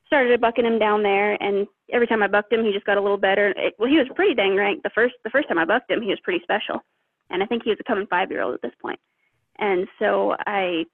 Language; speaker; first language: English; native; English